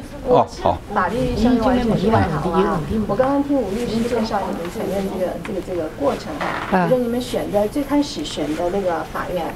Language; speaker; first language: Chinese; native; Chinese